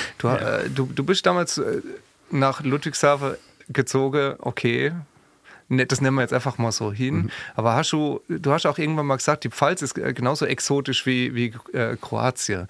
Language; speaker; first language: German; native; German